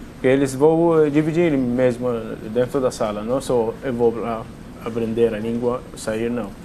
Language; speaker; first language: Portuguese; non-native, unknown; Arabic